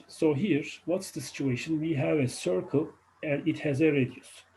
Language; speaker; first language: English; non-native, fluent; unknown